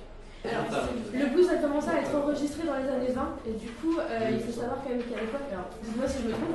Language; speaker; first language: French; native; French